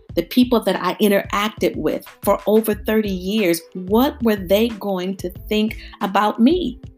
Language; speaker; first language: English; native; English